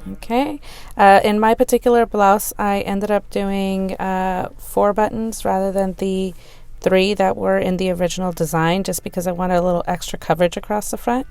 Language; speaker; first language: English; native; English